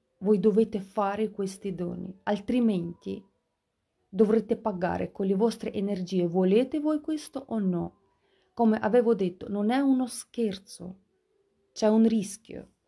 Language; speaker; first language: Italian; non-native, fluent; Russian